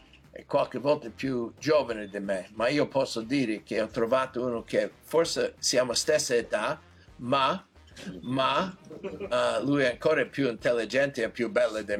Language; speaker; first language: Italian; non-native, learner; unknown